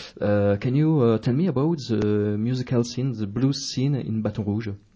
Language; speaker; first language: English; non-native, learner; French